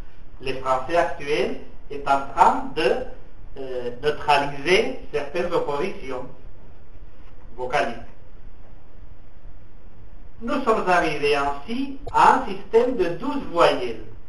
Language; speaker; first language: French; non-native, fluent; Spanish